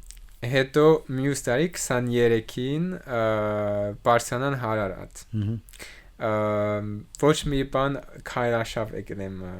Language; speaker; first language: Armenian; non-native, learner; French